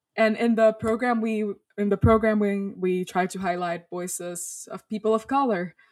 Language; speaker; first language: English; non-native, fluent; Spanish